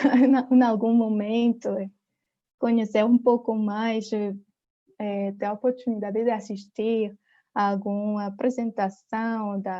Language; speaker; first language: Portuguese; non-native, fluent; Spanish